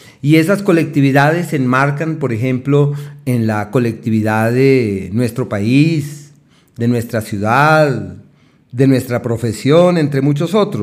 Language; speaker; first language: Spanish; native; Spanish